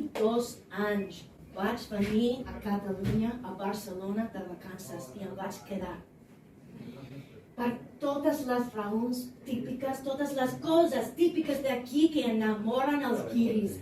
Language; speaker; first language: Catalan; non-native, fluent; English